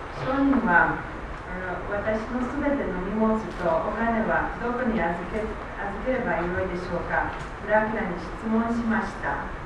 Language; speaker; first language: Japanese; non-native, learner; Romanian